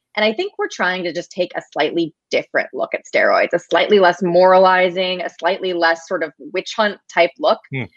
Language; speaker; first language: English; native; English